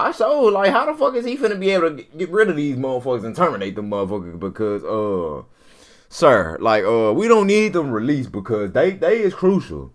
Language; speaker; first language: English; native; English